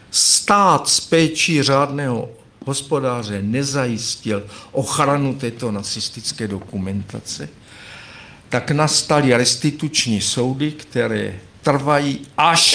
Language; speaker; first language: Czech; native; Czech